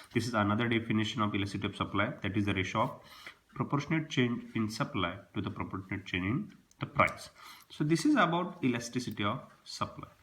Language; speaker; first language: English; non-native, local second language; Marathi